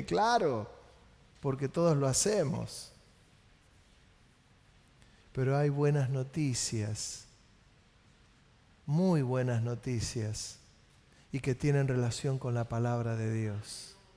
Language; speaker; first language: Spanish; native; Spanish